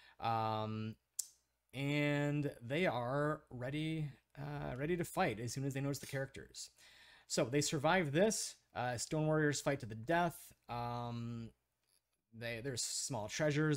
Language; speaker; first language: English; native; English